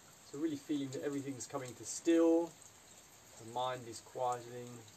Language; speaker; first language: English; native; English